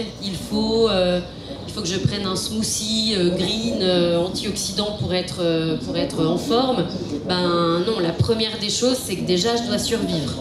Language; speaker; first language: French; native; French